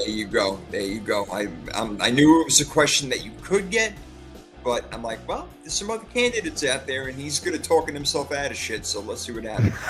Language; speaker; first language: English; native; English